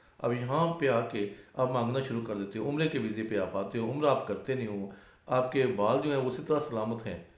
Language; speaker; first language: Urdu; non-native, local second language; Punjabi